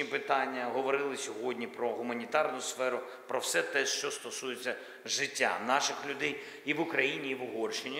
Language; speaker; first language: Ukrainian; non-native, local second language; Russian